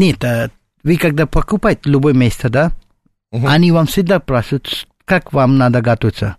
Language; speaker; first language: Russian; non-native, learner; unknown